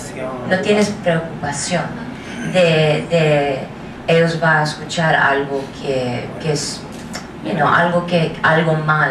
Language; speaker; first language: Spanish; non-native, learner; English